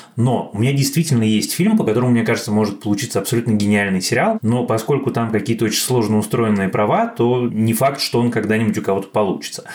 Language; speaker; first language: Russian; native; Russian